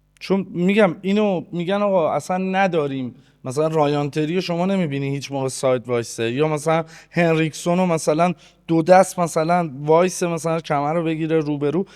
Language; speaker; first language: Persian; native; Persian